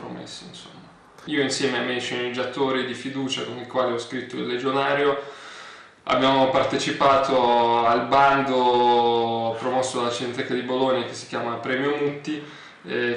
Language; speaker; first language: Italian; early bilingual, other home language; Russian